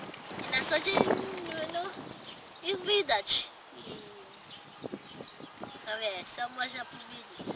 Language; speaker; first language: Polish; non-native, fluent; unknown